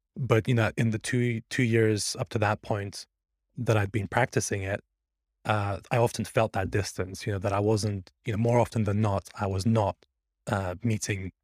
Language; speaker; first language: English; early bilingual, other home language; Persian